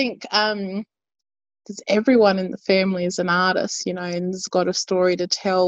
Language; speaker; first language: English; native; English